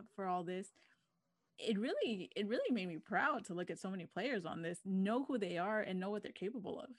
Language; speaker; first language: English; early bilingual, other home language; Spanish